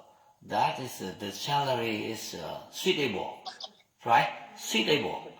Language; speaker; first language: English; non-native, learner; Vietnamese